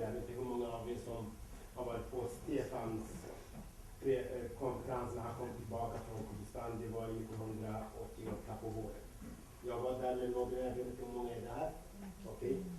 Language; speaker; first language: Swedish; non-native, fluent; Kurdish